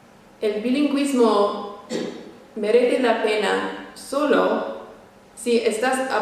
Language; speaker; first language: Spanish; non-native, fluent; English